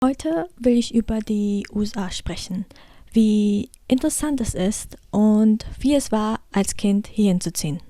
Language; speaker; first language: German; early bilingual, heritage; German